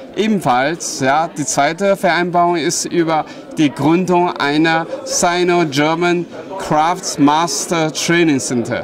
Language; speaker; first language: German; non-native, fluent; Chinese